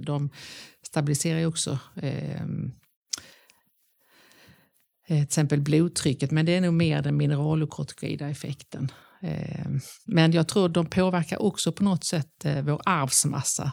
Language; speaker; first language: Swedish; native; Swedish